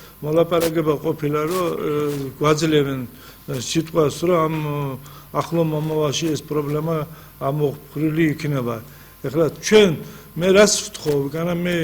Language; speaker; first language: Georgian; non-native, local second language; Azerbaijani